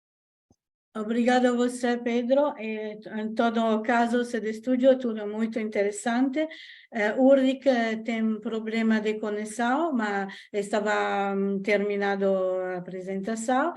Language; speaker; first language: Portuguese; non-native, learner; Italian